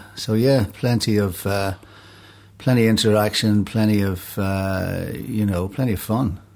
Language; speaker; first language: English; native; English